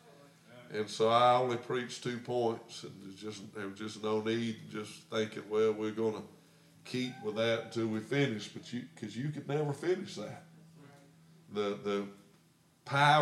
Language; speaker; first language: English; native; English